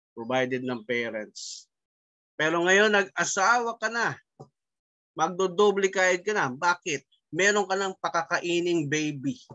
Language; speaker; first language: Filipino; native; Filipino